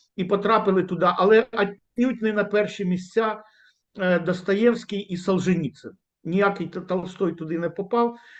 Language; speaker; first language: Ukrainian; native; Ukrainian